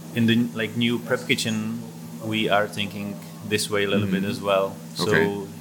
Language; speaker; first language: English; non-native, fluent; Czech